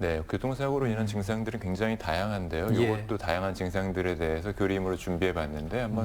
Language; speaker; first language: Korean; native; Korean